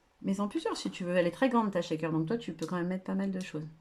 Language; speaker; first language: French; native; French